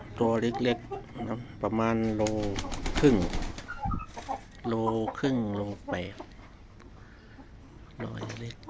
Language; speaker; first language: Thai; native; Thai